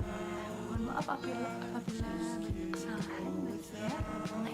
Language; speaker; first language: Indonesian; native; Indonesian